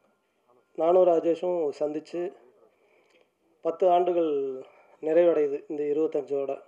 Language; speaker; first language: Tamil; native; Tamil